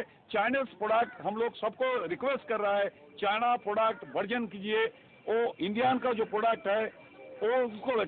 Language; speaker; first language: Hindi; non-native, local second language; Bangla